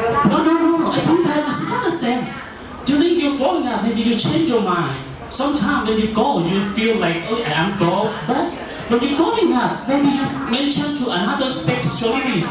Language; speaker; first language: English; non-native, learner; Thai